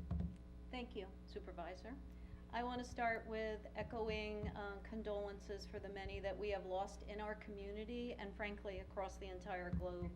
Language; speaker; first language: English; native; English